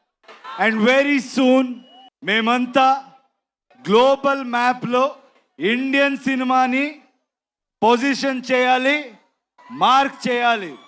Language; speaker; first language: Telugu; non-native, fluent; Kannada